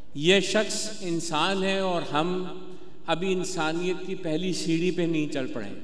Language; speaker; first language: Urdu; non-native, local second language; Punjabi